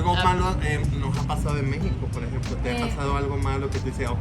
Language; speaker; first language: Spanish; native; Spanish